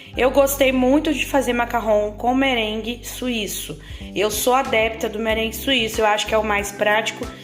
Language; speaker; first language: Portuguese; native; Portuguese